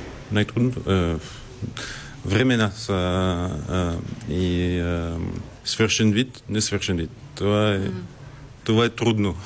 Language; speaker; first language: Bulgarian; non-native, learner; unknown